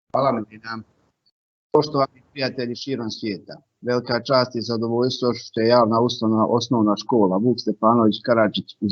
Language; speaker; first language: Bosnian; native; Bosnian